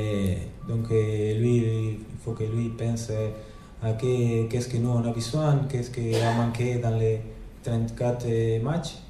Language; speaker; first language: French; non-native, learner; Spanish